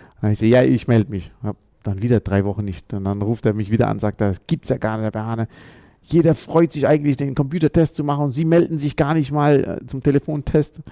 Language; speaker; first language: German; early bilingual, other home language; Amharic